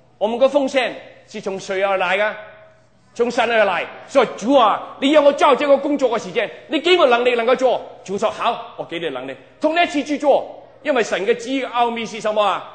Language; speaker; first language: Chinese; non-native, local second language; Cantonese